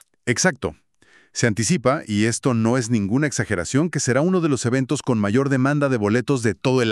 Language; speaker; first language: Spanish; native; Spanish